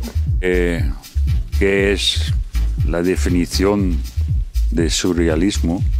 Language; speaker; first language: Spanish; non-native, fluent; Dutch